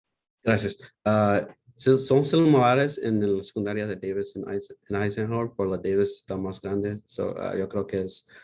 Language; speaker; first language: Spanish; early bilingual, heritage; Spanish